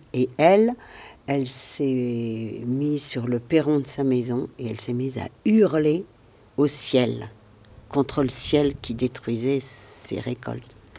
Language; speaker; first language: French; native; French